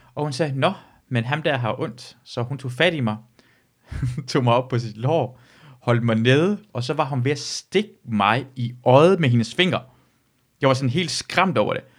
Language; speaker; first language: Danish; early bilingual, other home language; Persian